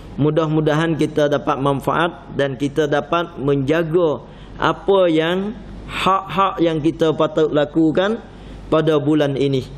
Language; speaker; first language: Malay; non-native, fluent; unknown